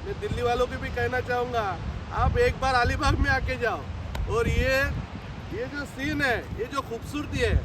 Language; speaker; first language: Hindi; non-native, local second language; Marathi